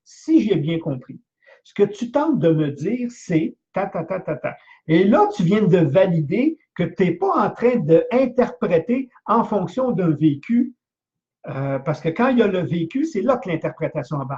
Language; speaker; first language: French; native; French